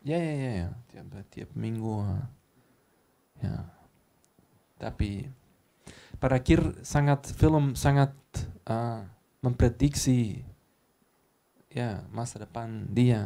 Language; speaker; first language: Indonesian; non-native, learner; Dutch